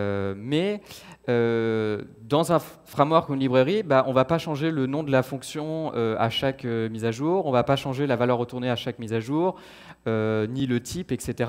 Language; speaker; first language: French; native; French